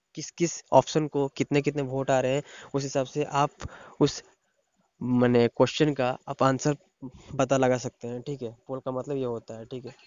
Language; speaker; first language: Hindi; non-native, local second language; Odia